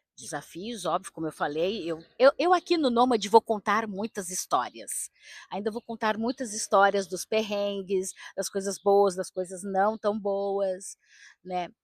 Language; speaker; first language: Portuguese; native; Portuguese